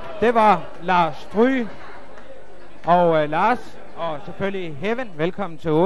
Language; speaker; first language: Danish; native; Danish